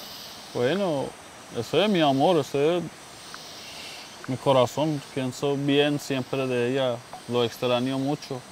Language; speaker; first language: Spanish; non-native, learner; Haitian Creole